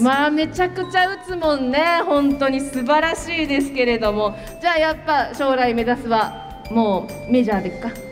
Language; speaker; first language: Japanese; native; Japanese